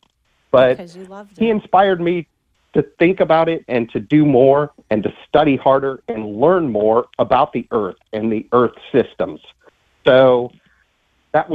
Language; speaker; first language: English; native; English